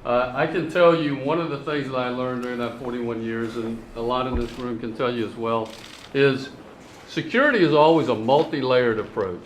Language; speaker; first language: English; native; English